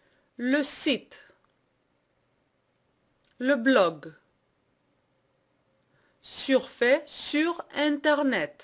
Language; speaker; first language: French; non-native, fluent; Greek